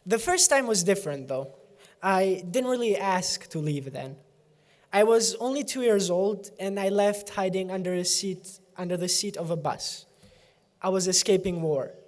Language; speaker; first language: English; early bilingual, other home language; Albanian